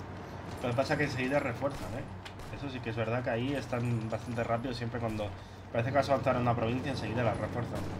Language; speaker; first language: Spanish; native; Spanish